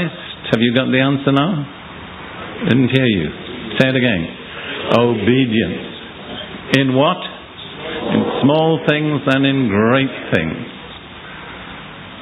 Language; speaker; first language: English; native; English